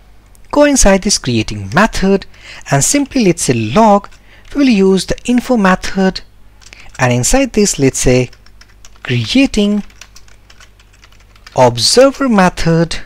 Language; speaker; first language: English; non-native, local second language; Hindi